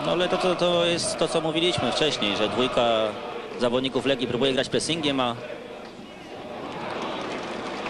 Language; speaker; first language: Polish; native; Polish